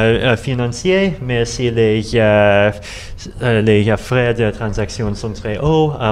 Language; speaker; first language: French; non-native, learner; Russian